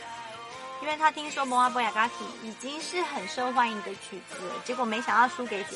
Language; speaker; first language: Chinese; native; Chinese